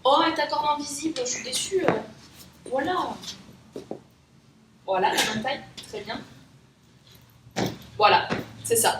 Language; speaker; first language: French; native; French